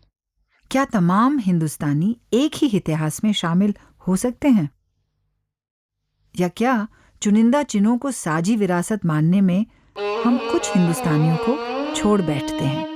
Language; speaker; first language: Hindi; native; Hindi